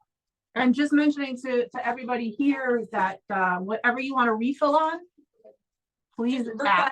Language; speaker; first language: English; native; English